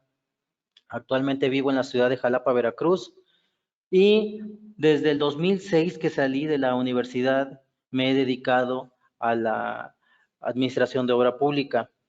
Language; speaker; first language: Spanish; native; Spanish